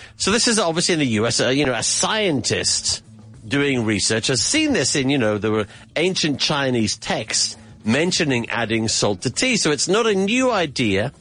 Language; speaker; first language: English; native; English